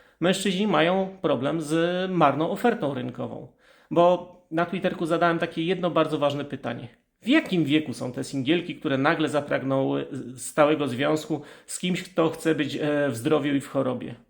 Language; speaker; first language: Polish; native; Polish